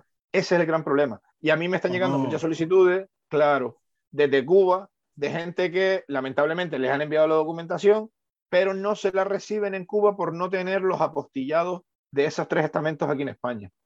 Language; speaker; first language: Spanish; native; Spanish